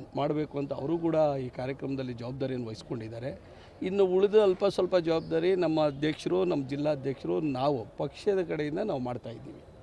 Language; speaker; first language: Kannada; native; Kannada